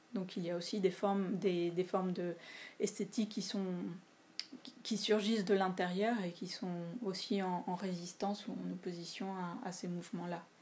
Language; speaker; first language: French; non-native, fluent; Spanish